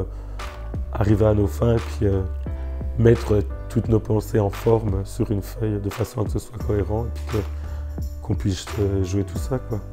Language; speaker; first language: French; native; French